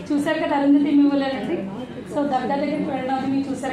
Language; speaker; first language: Telugu; native; Telugu